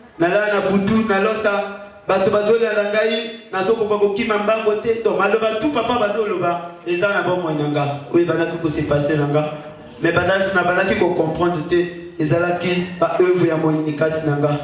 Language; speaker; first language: Lingala; native; Lingala